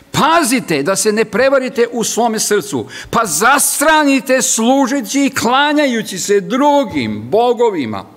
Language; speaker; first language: Serbian; native; Serbian